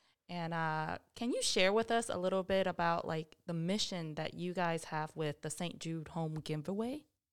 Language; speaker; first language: English; early bilingual, other home language; Vietnamese